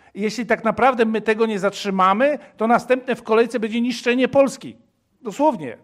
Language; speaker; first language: Polish; early bilingual, heritage; Polish